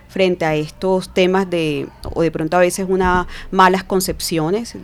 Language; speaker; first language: Spanish; native; Spanish